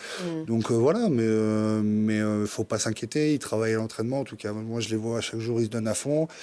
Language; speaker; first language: French; native; French